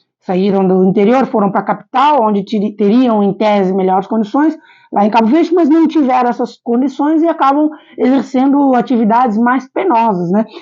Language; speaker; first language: Portuguese; non-native, local second language; Kabuverdianu